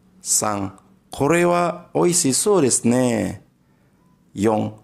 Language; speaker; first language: Japanese; non-native, learner; Indonesian